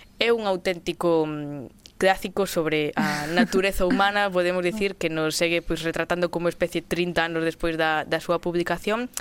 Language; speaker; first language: Galician; native; Galician